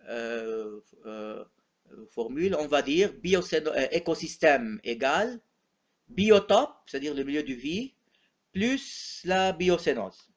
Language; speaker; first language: French; non-native, local second language; Arabic